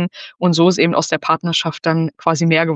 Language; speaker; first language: German; native; German